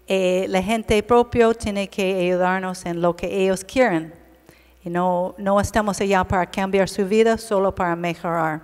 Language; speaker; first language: Spanish; non-native, learner; English